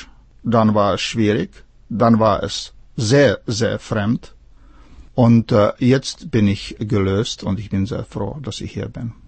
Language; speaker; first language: German; non-native, fluent; Czech